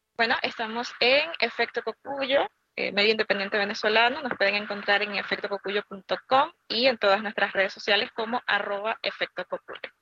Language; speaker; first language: Spanish; native; Spanish